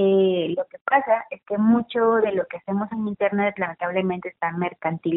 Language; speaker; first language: Spanish; native; Spanish